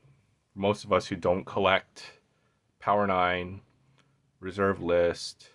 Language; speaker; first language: English; native; English